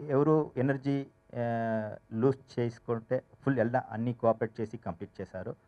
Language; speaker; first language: Telugu; non-native, learner; Tamil